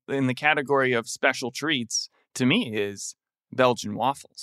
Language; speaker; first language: English; native; English